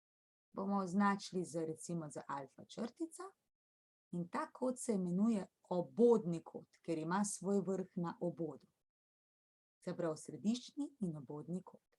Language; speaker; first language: Slovenian; native; Slovenian